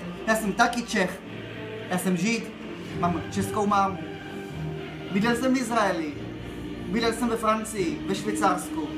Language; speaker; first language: Czech; early bilingual, heritage; Czech